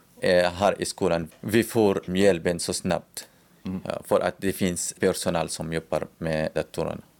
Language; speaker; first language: Swedish; non-native, learner; Arabic